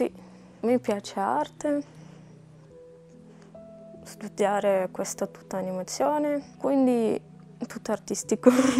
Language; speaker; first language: Italian; non-native, learner; Ukrainian